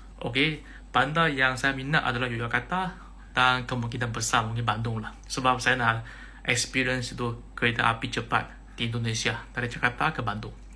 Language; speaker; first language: Malay; native; Malay